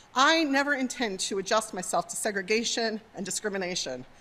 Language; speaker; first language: English; native; English